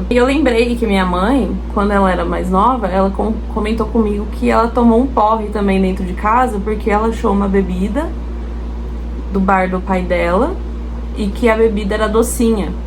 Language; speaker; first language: Portuguese; native; Portuguese